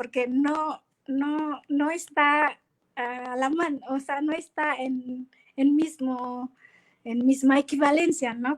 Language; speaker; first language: Spanish; non-native, fluent; Indonesian